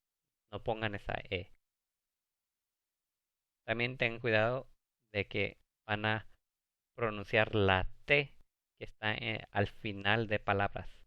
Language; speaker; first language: Spanish; early bilingual, heritage; Spanish